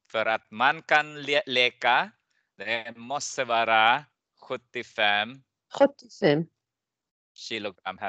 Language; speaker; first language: Swedish; non-native, fluent; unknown